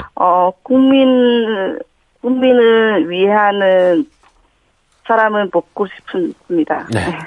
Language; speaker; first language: Korean; non-native, fluent; Vietnamese